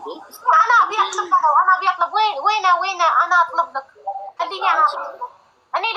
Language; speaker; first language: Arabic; non-native, learner; Amharic